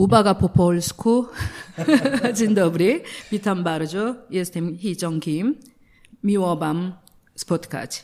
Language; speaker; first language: Polish; non-native, learner; Korean